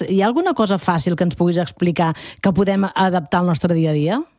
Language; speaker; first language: Catalan; native; Catalan